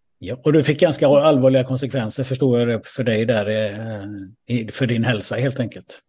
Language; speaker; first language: Swedish; native; Swedish